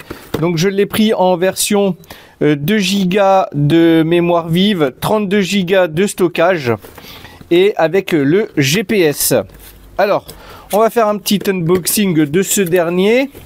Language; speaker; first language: French; native; French